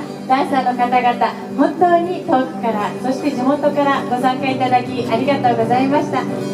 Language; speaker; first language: Japanese; native; Japanese